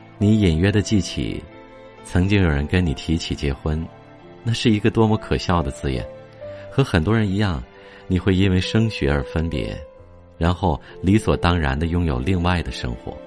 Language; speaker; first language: Chinese; native; Chinese